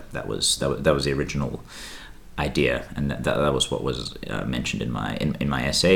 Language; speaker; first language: English; native; English